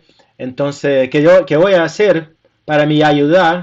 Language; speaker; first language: Spanish; non-native, fluent; Portuguese